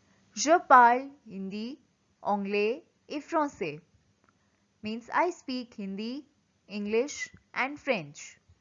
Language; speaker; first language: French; non-native, fluent; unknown